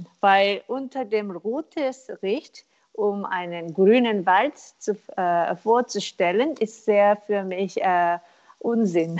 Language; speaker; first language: German; non-native, learner; Korean